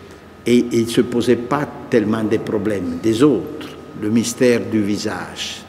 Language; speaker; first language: French; non-native, fluent; Italian